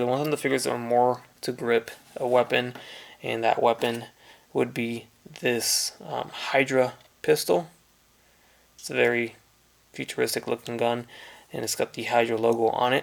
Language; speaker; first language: English; native; English